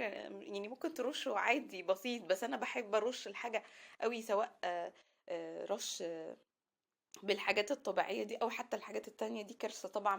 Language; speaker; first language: Arabic; native; Arabic